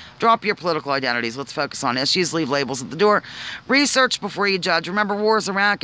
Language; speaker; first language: English; native; English